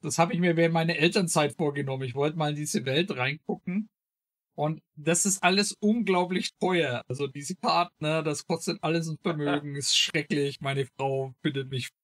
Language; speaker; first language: German; early bilingual, other home language; Slovenian